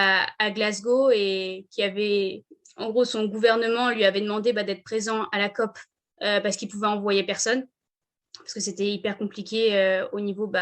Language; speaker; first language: French; native; French